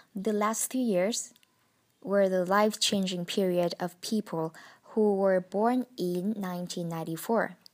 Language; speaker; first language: English; non-native, fluent; Vietnamese